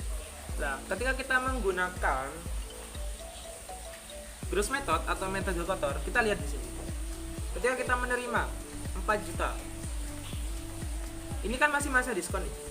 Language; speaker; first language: Indonesian; native; Indonesian